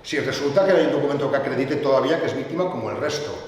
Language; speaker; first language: Spanish; native; Spanish